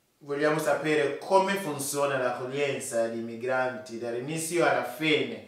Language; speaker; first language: Italian; non-native, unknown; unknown